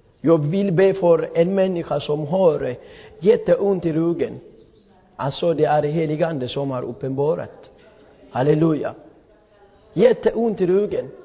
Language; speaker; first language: Swedish; non-native, fluent; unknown